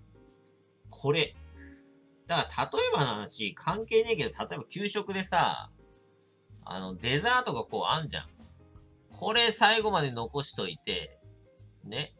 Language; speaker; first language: Japanese; native; Japanese